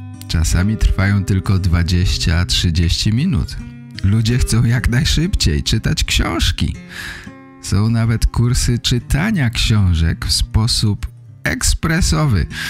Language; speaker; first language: Polish; native; Polish